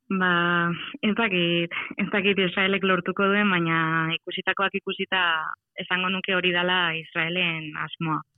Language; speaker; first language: Basque; native; Basque